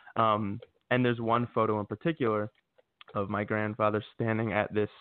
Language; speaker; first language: English; native; English